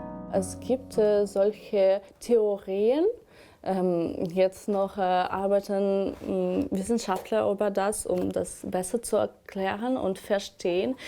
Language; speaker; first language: German; non-native, learner; Ukrainian